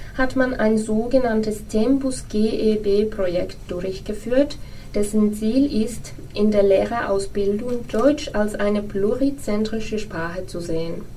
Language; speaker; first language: German; non-native, fluent; Finnish